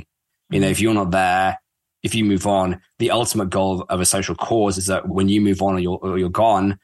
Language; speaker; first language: English; native; English